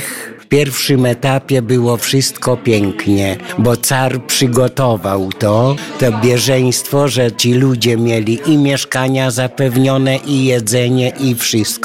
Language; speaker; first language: Polish; non-native, local second language; Ukrainian